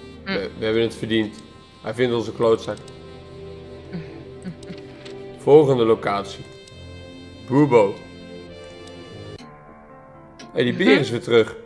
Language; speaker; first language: Dutch; native; Dutch